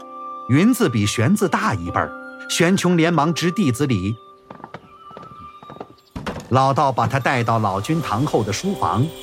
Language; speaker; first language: Chinese; native; Chinese